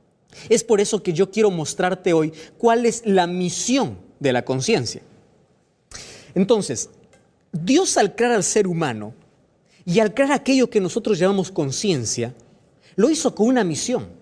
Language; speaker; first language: Spanish; native; Spanish